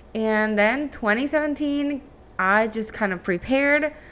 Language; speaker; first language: English; non-native, fluent; Spanish